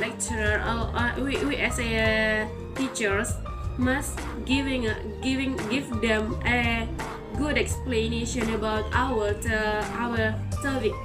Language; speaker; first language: English; non-native, learner; Indonesian